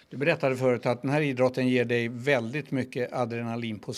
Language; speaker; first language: Swedish; native; Swedish